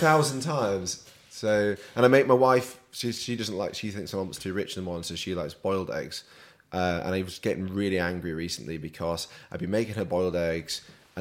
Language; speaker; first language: English; native; English